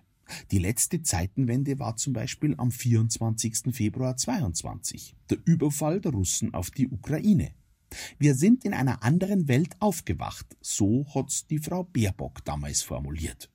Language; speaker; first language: German; native; German